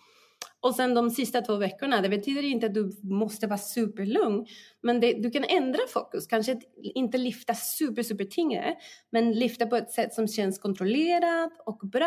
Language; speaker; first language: Swedish; non-native, fluent; Spanish